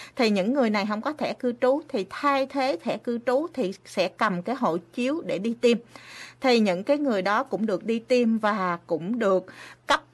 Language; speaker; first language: Vietnamese; native; Vietnamese